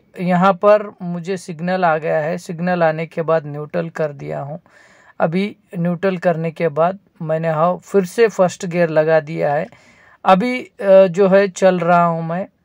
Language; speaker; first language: Hindi; non-native, local second language; Marathi